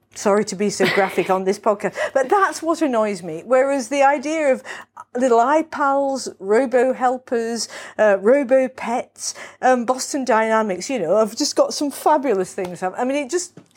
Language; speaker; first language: English; native; English